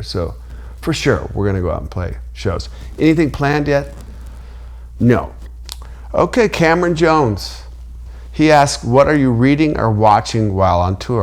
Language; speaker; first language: English; native; English